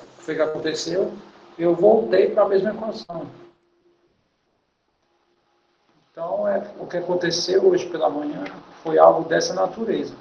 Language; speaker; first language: Portuguese; native; Portuguese